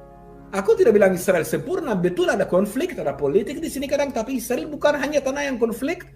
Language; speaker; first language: Indonesian; non-native, fluent; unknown